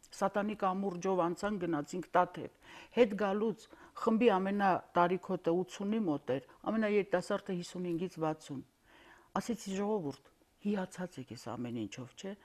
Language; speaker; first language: Armenian; native; Armenian